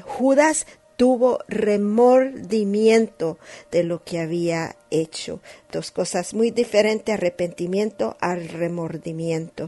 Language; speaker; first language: Spanish; native; Spanish